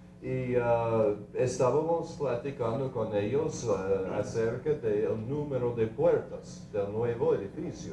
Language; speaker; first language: Spanish; non-native, fluent; English